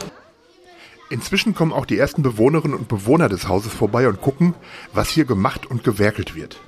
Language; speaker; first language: German; native; German